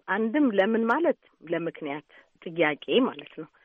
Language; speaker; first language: Amharic; native; Amharic